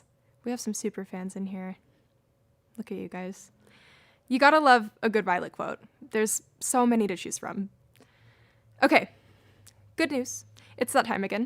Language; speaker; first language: English; native; English